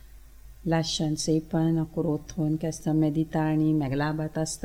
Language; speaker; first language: Hungarian; early bilingual, other home language; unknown